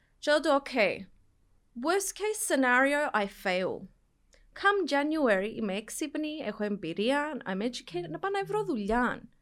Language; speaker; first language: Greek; early bilingual, heritage; Greek